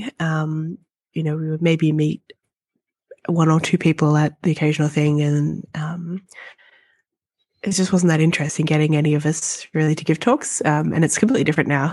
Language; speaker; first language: English; native; English